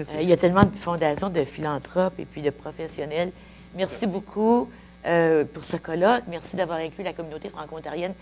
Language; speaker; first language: French; native; French